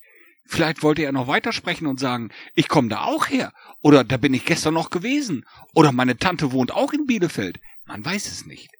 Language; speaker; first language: German; native; German